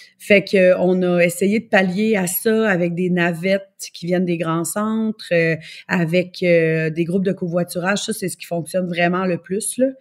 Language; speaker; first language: French; native; French